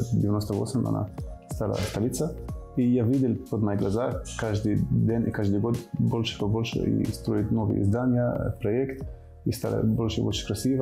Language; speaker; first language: Russian; non-native, fluent; Arabic